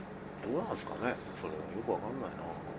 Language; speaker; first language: Japanese; native; Japanese